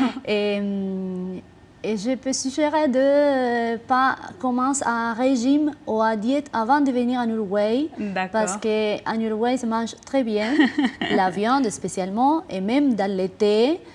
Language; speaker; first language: French; non-native, fluent; Spanish